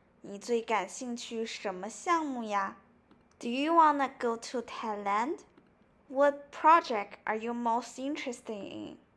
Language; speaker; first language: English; non-native, fluent; Chinese